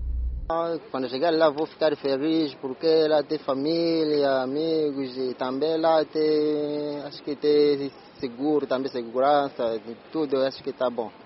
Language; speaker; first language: Portuguese; non-native, learner; Kinyarwanda